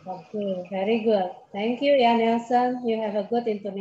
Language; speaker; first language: English; non-native, fluent; Indonesian